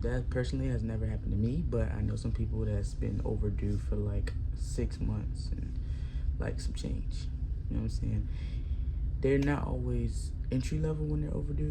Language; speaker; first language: English; native; English